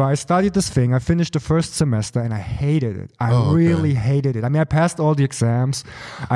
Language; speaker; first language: English; non-native, fluent; German